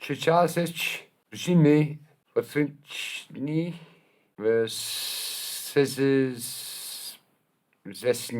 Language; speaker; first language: Polish; non-native, learner; English